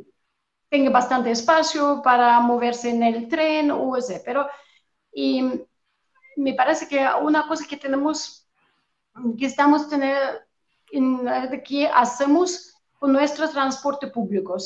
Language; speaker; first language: Spanish; non-native, fluent; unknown